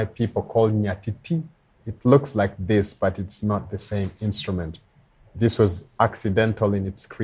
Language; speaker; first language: English; non-native, local second language; Luo (Kenya and Tanzania)